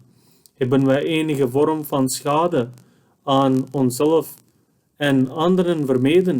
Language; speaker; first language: Dutch; non-native, fluent; Urdu